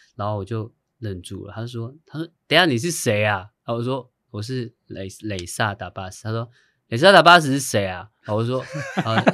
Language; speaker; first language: Chinese; native; Chinese